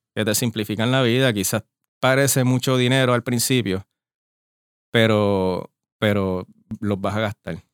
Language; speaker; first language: Spanish; native; Spanish